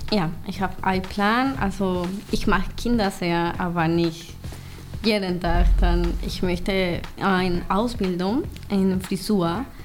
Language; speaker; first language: German; non-native, learner; Spanish